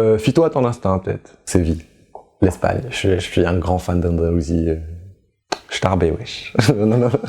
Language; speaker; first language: French; non-native, local second language; Arabic